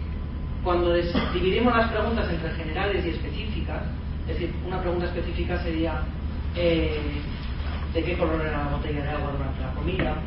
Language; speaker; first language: Spanish; native; Spanish